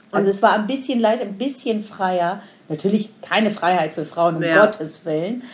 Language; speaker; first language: German; non-native, fluent; Persian